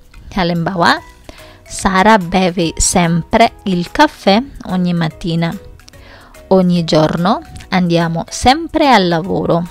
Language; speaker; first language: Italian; non-native, fluent; Filipino